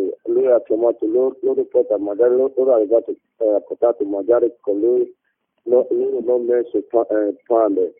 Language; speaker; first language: Italian; non-native, learner; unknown